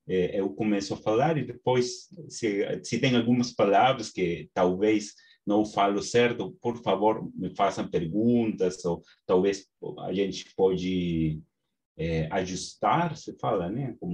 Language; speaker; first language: Portuguese; non-native, fluent; Spanish